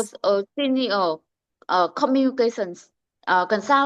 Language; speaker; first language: English; non-native, learner; Vietnamese